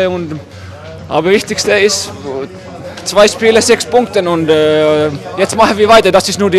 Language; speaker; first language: German; non-native, fluent; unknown